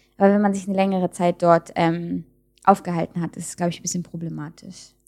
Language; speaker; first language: German; native; German